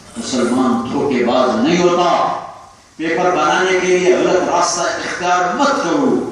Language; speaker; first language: Urdu; non-native, local second language; Punjabi